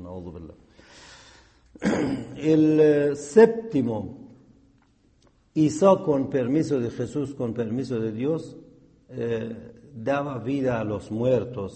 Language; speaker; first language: Spanish; non-native, fluent; Persian